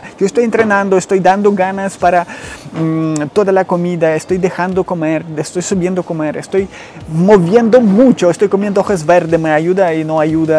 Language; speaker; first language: Spanish; non-native, fluent; Ukrainian